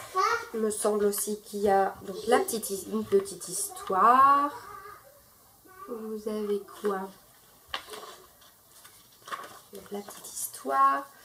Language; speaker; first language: French; native; French